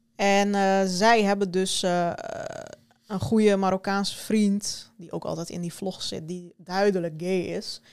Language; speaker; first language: Dutch; early bilingual, other home language; Turkish